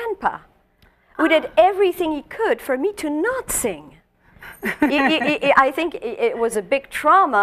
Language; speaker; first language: English; non-native, fluent; French